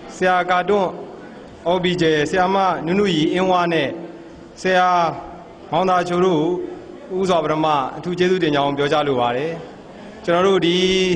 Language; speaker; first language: Burmese; native; Burmese